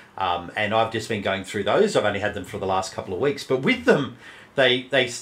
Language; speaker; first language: English; native; English